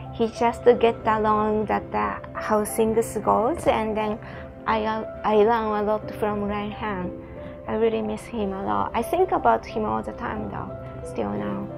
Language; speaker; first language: English; non-native, fluent; Japanese